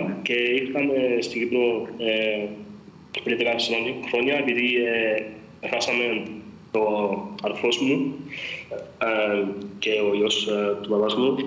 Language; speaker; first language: Greek; early bilingual, other home language; English